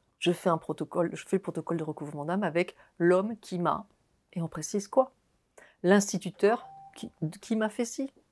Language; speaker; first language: French; native; French